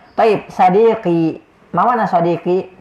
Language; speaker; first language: Arabic; non-native, fluent; Indonesian